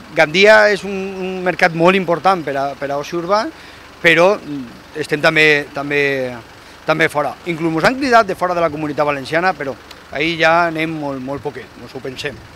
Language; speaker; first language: Catalan; native; Catalan